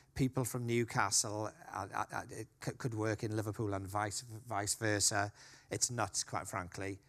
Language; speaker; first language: English; native; English